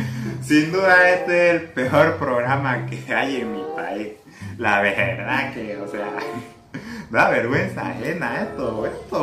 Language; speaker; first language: Spanish; native; Spanish